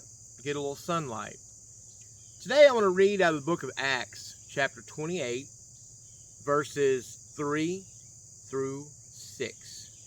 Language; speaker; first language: English; native; English